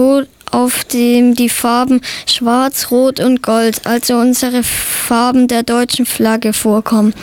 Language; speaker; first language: German; native; German